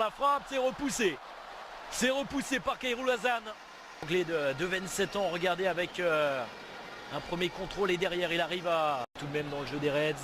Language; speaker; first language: French; native; French